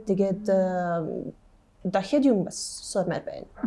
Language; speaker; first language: Mongolian; non-native, learner; Hungarian